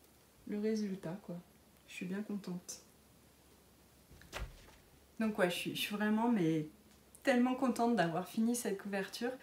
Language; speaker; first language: French; native; French